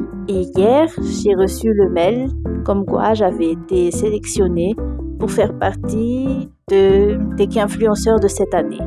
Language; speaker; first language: French; non-native, local second language; Malagasy